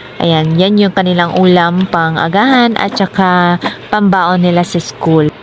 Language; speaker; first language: Filipino; native; Filipino